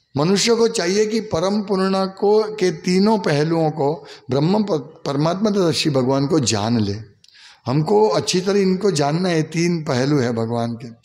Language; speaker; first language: Hindi; non-native, local second language; Gujarati